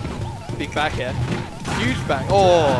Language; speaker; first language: English; native; English